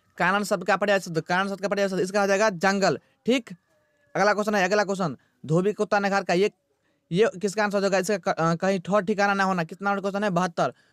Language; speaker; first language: Hindi; native; Hindi